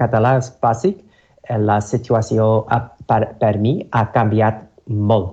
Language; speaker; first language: Catalan; non-native, learner; English